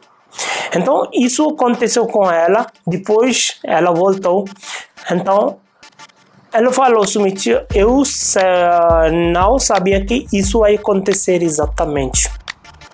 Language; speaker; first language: Portuguese; non-native, fluent; Hindi